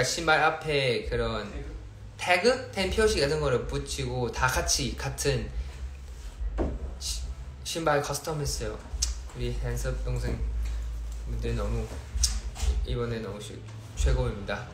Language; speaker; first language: Korean; non-native, fluent; Thai